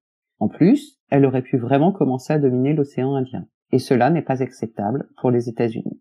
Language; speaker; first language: French; native; French